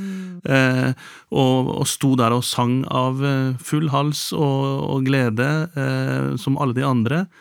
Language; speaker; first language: Norwegian; native; Norwegian